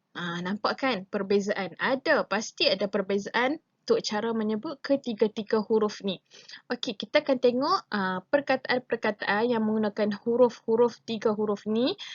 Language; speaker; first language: Malay; native; Malay